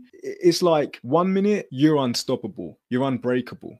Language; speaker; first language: English; native; English